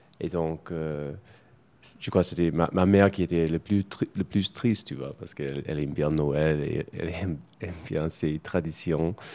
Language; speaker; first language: French; non-native, fluent; English